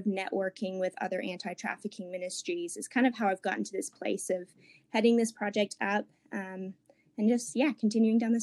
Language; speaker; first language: English; native; English